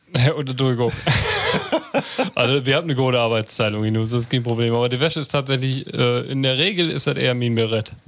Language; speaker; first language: German; non-native, local second language; Low German